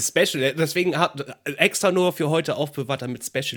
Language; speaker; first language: German; native; German